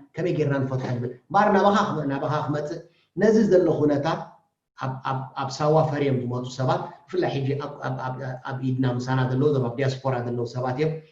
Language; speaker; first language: Tigrinya; native; Tigrinya